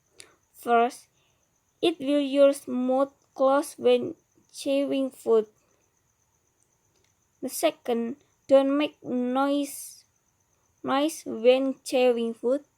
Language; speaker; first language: English; non-native, learner; Indonesian